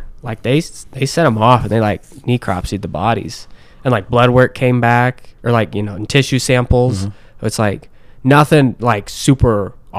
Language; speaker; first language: English; native; English